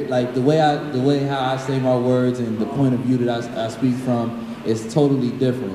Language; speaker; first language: English; native; English